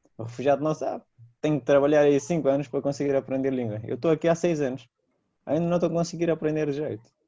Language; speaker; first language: Portuguese; non-native, fluent; Persian